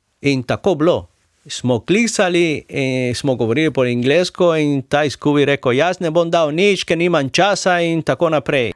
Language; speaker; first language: Slovenian; non-native, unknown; Spanish